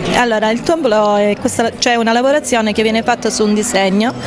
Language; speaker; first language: Italian; native; Italian